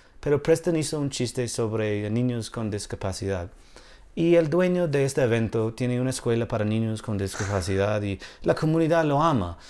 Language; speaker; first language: Spanish; non-native, fluent; English